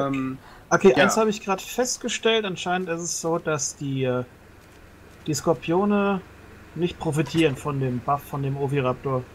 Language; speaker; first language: German; native; German